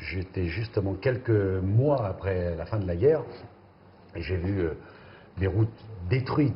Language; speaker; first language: French; native; French